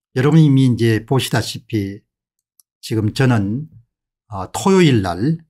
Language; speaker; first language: Korean; native; Korean